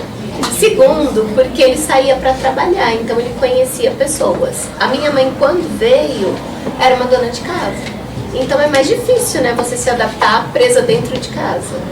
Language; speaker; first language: Portuguese; early bilingual, other home language; Spanish